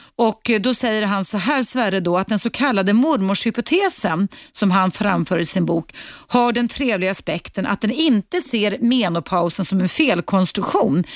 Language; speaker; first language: Swedish; native; Swedish